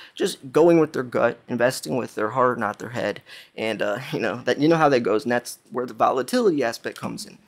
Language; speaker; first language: English; native; English